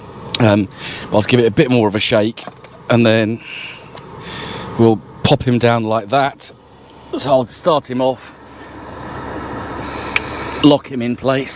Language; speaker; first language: English; native; English